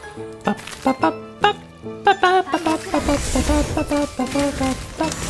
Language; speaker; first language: Japanese; native; Japanese